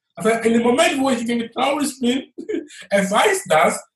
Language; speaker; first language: German; non-native, fluent; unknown